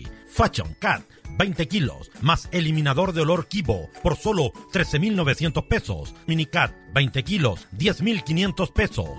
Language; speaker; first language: Spanish; native; Spanish